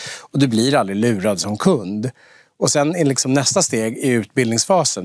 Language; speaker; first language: Swedish; native; Swedish